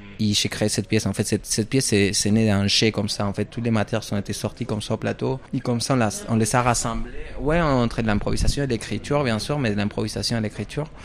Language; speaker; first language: French; non-native, fluent; Spanish